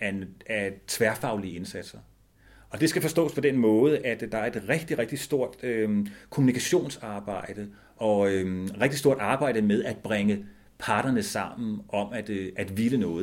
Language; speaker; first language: Danish; native; Danish